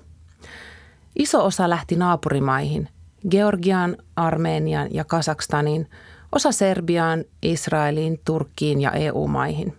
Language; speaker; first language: Finnish; native; Finnish